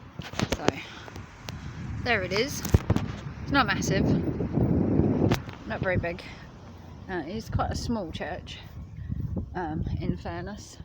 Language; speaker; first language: English; native; English